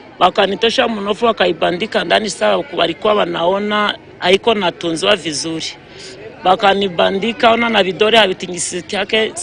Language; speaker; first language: Swahili; non-native, local second language; Kinyarwanda